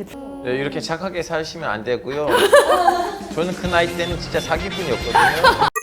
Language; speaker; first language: Korean; non-native, fluent; Turkish